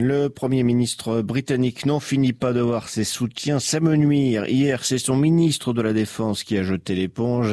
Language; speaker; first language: French; native; French